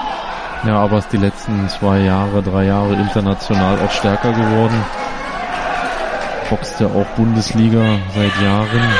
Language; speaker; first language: German; native; German